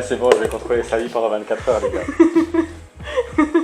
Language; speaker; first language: French; native; French